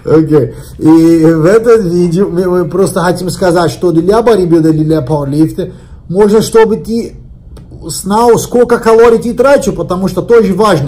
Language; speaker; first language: Russian; non-native, learner; Portuguese